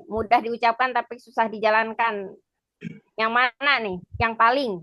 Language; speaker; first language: Indonesian; native; Indonesian